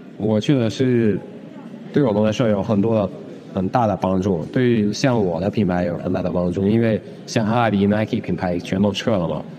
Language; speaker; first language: Chinese; non-native, fluent; Russian